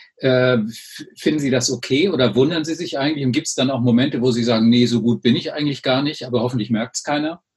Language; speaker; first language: German; native; German